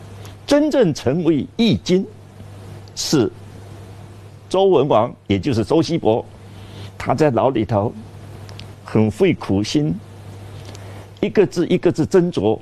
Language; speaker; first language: Chinese; native; Chinese